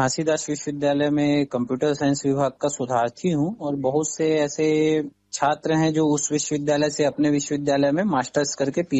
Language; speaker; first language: Hindi; native; Hindi